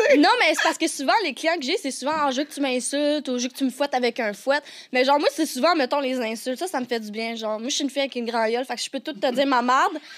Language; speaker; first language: French; native; French